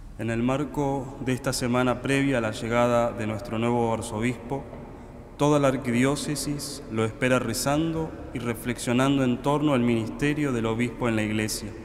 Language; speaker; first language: Spanish; native; Spanish